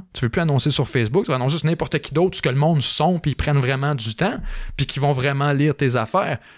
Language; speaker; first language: French; native; French